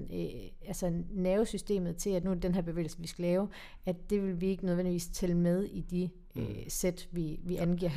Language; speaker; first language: Danish; native; Danish